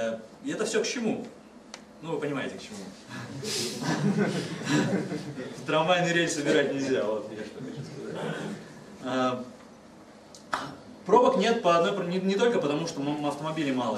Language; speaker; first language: Russian; native; Russian